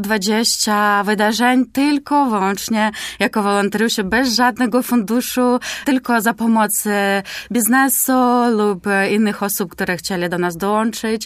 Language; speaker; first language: Polish; non-native, learner; Ukrainian